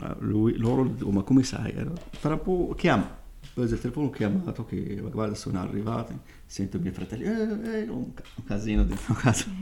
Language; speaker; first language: Italian; non-native, fluent; Arabic